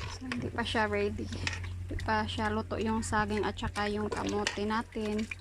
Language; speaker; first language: Filipino; non-native, local second language; Cebuano